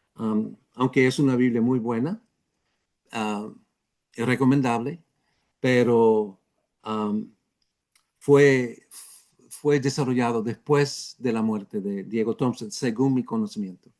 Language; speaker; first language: Spanish; non-native, fluent; English